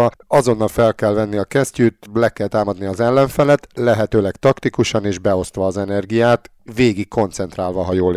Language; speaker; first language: Hungarian; native; Hungarian